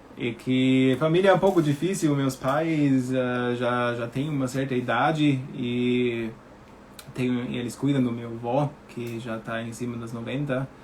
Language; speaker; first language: Portuguese; non-native, fluent; German